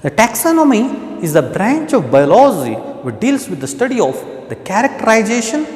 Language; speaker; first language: English; non-native, local second language; Kannada